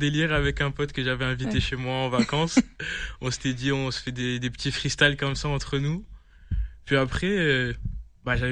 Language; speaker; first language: French; native; French